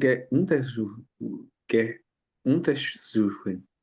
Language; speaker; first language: German; non-native, learner; Portuguese